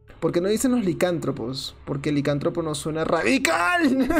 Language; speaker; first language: Spanish; native; Spanish